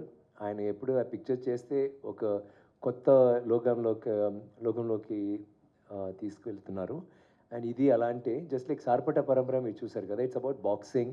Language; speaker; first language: Telugu; non-native, learner; Tamil